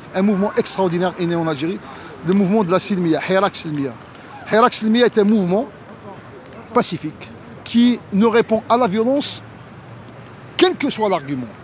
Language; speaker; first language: French; non-native, local second language; Arabic